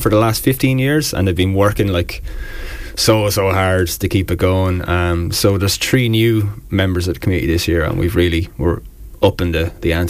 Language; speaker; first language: English; native; English